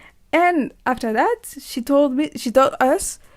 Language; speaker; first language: English; non-native, learner; French